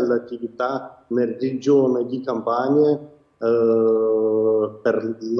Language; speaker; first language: Italian; non-native, fluent; Ukrainian